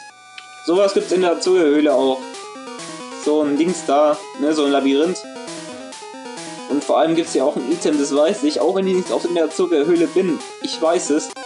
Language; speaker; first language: German; native; German